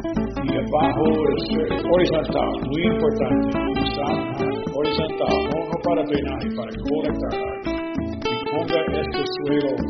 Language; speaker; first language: Spanish; non-native, learner; English